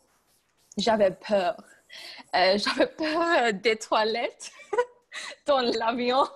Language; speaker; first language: French; non-native, learner; English